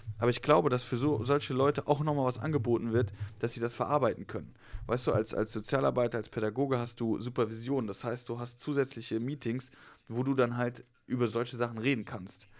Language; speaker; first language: German; native; German